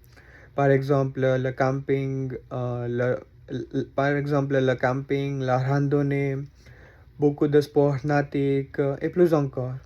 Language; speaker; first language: French; non-native, learner; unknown